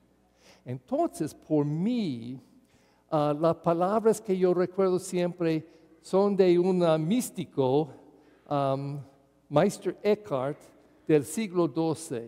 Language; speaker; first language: Spanish; non-native, fluent; English